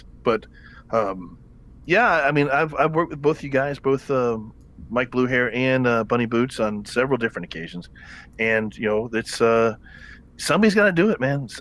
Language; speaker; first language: English; native; English